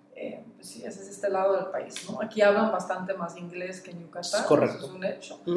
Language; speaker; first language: Spanish; non-native, fluent; Dutch